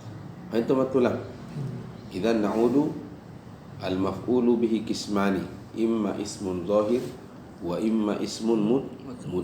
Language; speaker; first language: Arabic; non-native, fluent; Indonesian